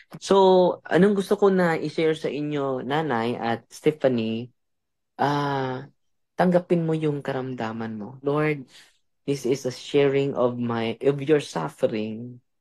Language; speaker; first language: Filipino; non-native, local second language; Cebuano